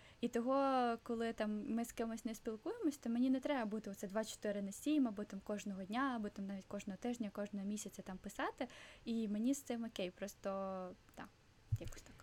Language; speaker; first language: Ukrainian; non-native, local second language; Russian